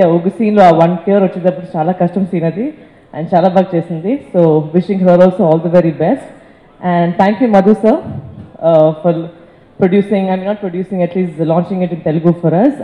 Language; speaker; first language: Telugu; non-native, local second language; Tamil